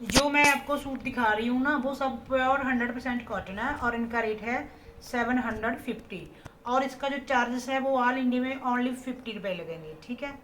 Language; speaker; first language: Hindi; non-native, local second language; Punjabi